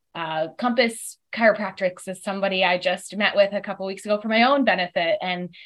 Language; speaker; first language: English; native; English